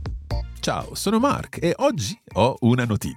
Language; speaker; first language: Italian; non-native, fluent; English